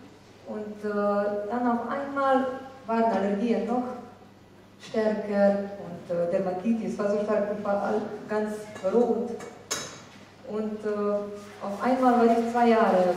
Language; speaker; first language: German; non-native, fluent; Slovenian